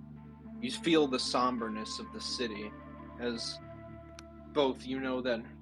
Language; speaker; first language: English; native; English